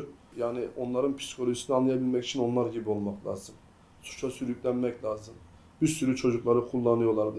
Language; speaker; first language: Turkish; native; Turkish